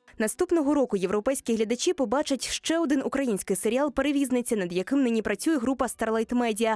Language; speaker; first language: Ukrainian; native; Ukrainian